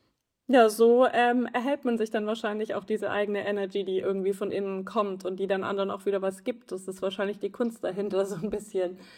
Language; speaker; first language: German; native; German